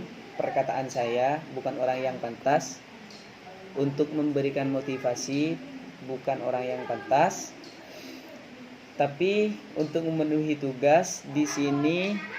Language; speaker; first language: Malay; non-native, local second language; Madurese